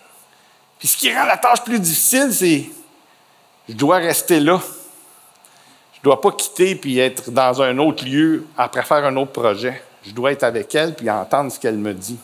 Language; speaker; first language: French; native; French